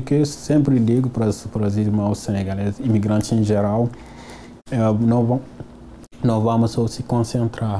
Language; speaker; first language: Portuguese; non-native, fluent; Wolof